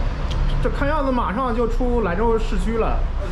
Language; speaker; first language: Chinese; native; Chinese